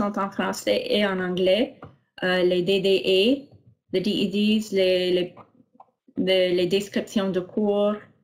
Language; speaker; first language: French; non-native, local second language; English